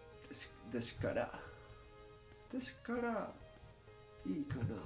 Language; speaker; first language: Japanese; non-native, learner; English